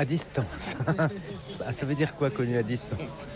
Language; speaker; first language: French; native; French